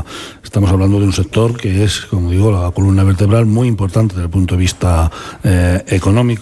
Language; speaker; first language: Spanish; native; Spanish